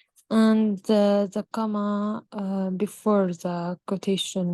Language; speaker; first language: English; non-native, learner; Arabic